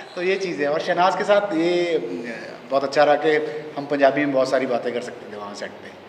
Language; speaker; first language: Hindi; non-native, local second language; Punjabi